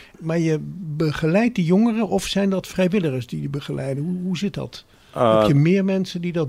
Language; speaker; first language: Dutch; native; Dutch